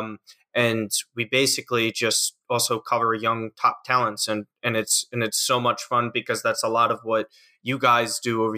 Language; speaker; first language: English; native; English